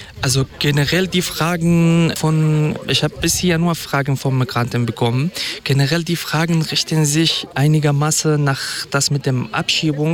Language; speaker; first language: German; non-native, fluent; Kurdish